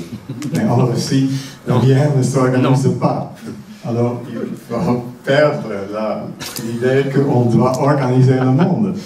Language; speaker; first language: French; non-native, fluent; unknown